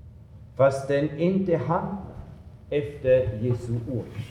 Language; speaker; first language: Swedish; non-native, fluent; German